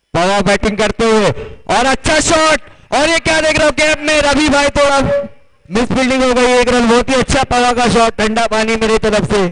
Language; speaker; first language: Hindi; native; Hindi